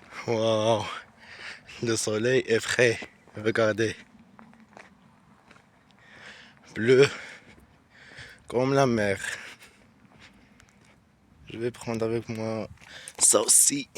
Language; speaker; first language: French; non-native, learner; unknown